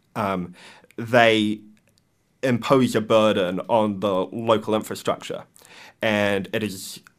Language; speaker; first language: English; native; English